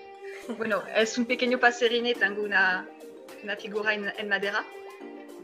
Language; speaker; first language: Spanish; non-native, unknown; French